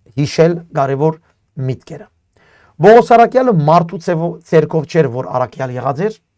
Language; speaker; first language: Armenian; native; Armenian